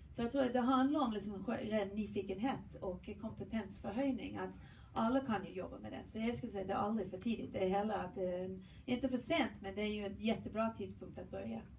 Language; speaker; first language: Swedish; non-native, fluent; English